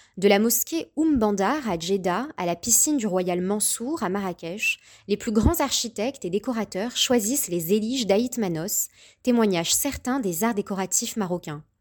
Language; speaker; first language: French; native; French